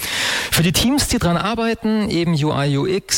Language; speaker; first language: German; native; German